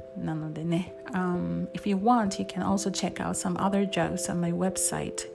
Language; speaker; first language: English; non-native, fluent; Japanese